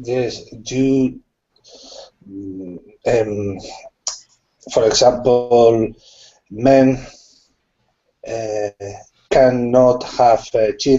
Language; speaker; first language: English; non-native, learner; Spanish